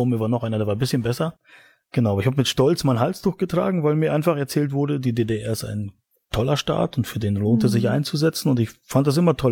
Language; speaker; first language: German; native; German